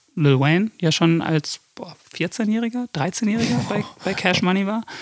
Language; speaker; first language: German; early bilingual, other home language; English